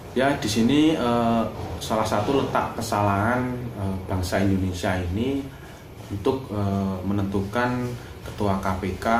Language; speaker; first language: Indonesian; non-native, local second language; Javanese